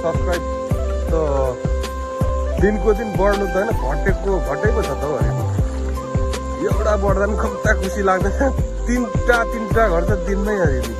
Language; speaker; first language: Nepali; native; Nepali